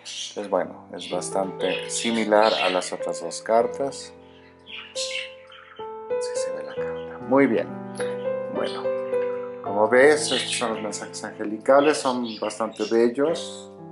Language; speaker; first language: Spanish; native; Spanish